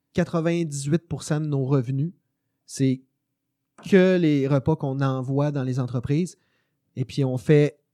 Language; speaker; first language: French; native; French